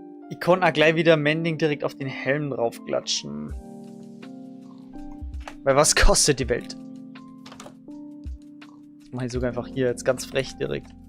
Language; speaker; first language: German; native; German